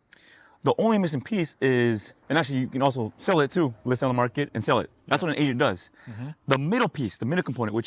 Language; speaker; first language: English; native; English